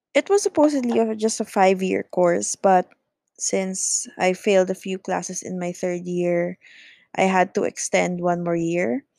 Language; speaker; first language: English; non-native, local second language; Filipino